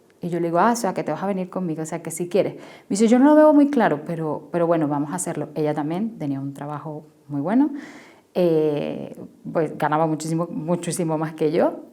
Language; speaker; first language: Spanish; native; Spanish